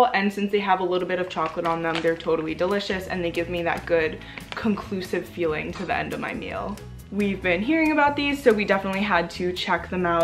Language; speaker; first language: English; native; English